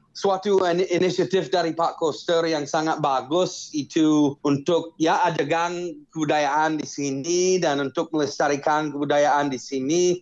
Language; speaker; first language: Indonesian; non-native, fluent; English